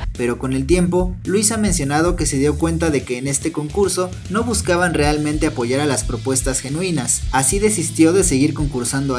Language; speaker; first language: Spanish; native; Spanish